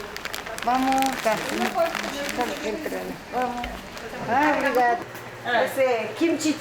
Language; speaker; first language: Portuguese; non-native, learner; Korean